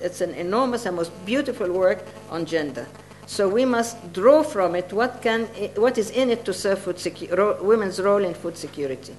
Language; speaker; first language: English; non-native, fluent; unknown